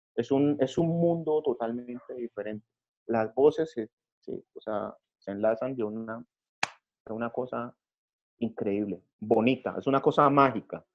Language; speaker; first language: Spanish; native; Spanish